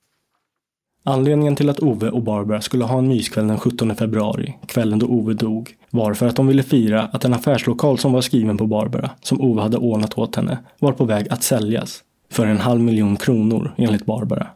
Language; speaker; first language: Swedish; native; Swedish